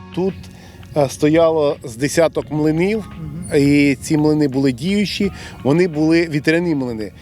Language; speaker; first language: Ukrainian; native; Ukrainian